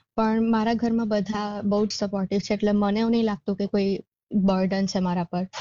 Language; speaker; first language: Gujarati; early bilingual, heritage; Gujarati